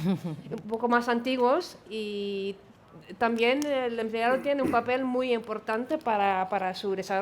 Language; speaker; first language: Spanish; non-native, fluent; Dutch